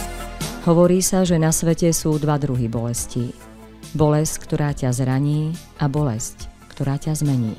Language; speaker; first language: Slovak; native; Slovak